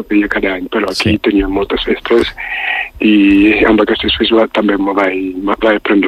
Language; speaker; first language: Catalan; non-native, fluent; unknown